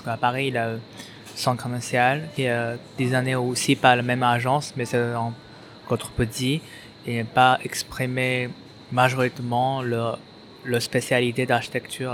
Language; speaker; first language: French; non-native, fluent; Chinese